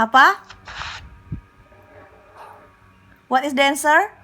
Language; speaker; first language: English; non-native, learner; Indonesian